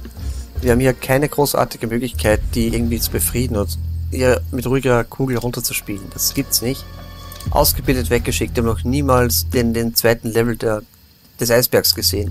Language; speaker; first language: German; native; German